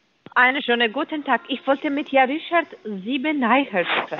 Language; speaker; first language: German; non-native, learner; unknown